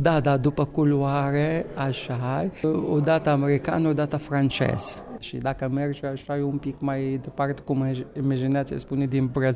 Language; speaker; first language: Romanian; non-native, fluent; Arabic